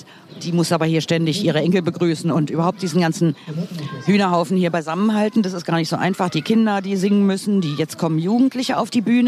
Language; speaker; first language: German; native; German